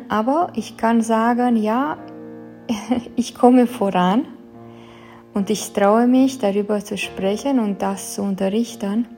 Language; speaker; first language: German; non-native, fluent; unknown